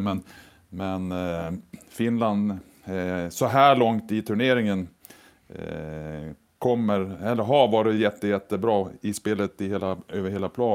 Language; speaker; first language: Swedish; native; Swedish